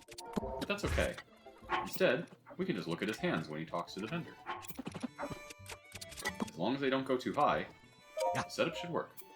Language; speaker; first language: English; native; English